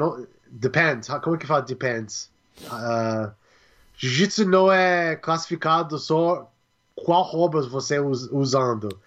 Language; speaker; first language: Portuguese; non-native, learner; English